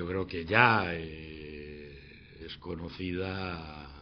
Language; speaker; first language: Spanish; native; Spanish